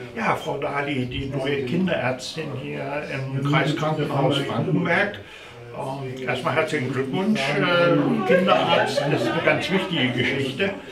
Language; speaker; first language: German; native; German